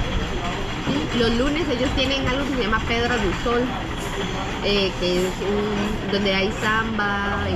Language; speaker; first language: Spanish; native; Spanish